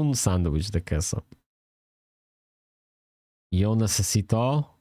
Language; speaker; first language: Spanish; non-native, learner; Polish